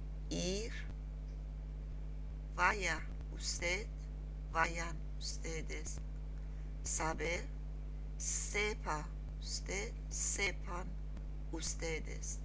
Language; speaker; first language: Spanish; non-native, learner; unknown